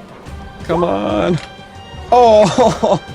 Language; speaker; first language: English; native; English